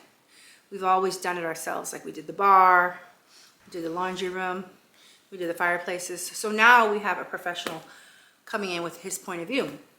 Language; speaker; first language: English; native; English